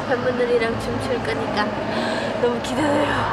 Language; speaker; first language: Korean; non-native, fluent; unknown